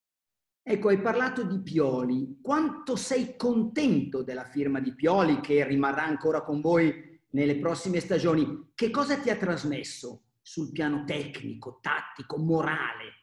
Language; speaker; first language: Italian; native; Italian